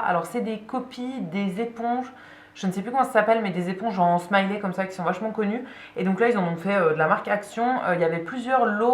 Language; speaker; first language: French; native; French